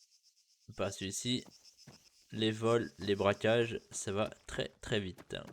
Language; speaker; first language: French; native; French